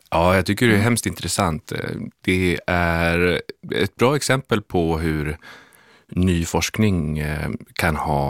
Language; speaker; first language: Swedish; native; Swedish